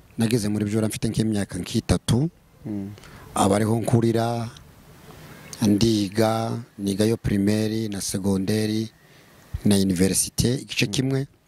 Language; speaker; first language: Kinyarwanda; native; Kinyarwanda